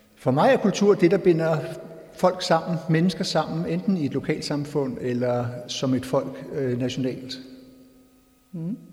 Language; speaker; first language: Danish; native; Danish